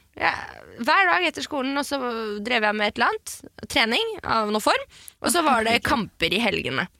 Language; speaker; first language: Norwegian; early bilingual, other home language; French